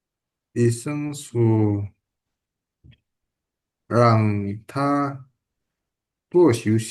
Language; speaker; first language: Chinese; non-native, learner; Indonesian